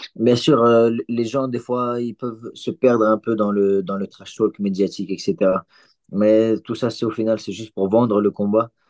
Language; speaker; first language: French; early bilingual, other home language; Chechen